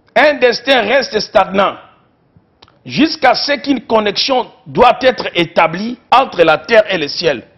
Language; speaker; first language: French; non-native, local second language; Lingala